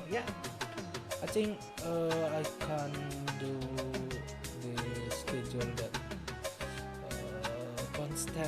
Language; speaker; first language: English; non-native, learner; Indonesian